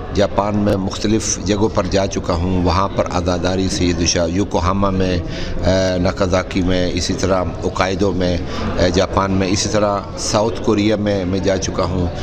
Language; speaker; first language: Urdu; non-native, local second language; Punjabi